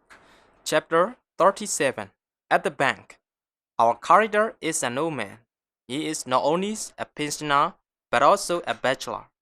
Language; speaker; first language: English; non-native, fluent; Burmese